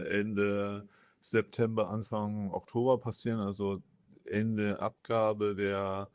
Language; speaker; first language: German; native; German